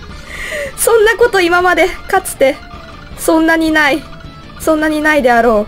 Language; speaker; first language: Japanese; native; Japanese